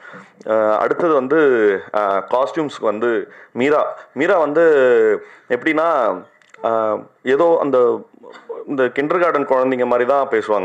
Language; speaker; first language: Tamil; native; Tamil